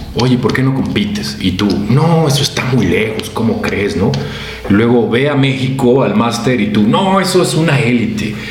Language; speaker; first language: Spanish; native; Spanish